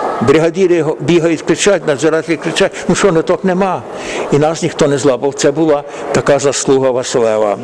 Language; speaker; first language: Ukrainian; native; Ukrainian